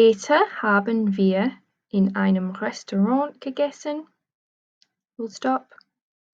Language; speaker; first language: German; non-native, fluent; English